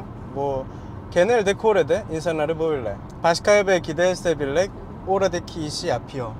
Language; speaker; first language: Turkish; non-native, learner; Korean